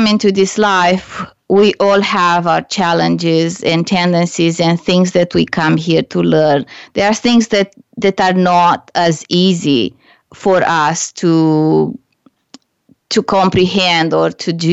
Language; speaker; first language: English; non-native, fluent; Romanian